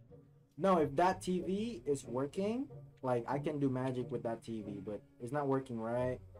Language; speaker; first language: English; non-native, fluent; Indonesian